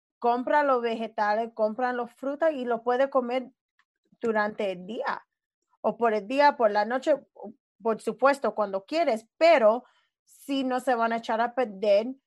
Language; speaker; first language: Spanish; early bilingual, other home language; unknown